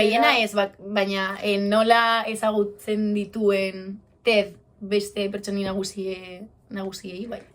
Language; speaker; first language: Basque; non-native, local second language; Spanish